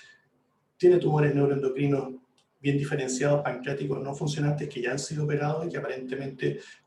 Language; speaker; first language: Spanish; native; Spanish